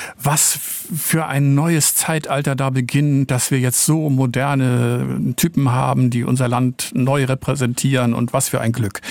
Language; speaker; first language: German; native; German